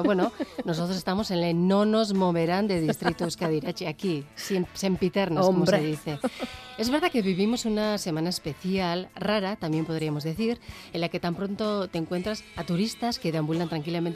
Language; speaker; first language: Spanish; native; Spanish